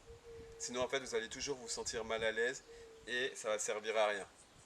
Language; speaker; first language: French; native; French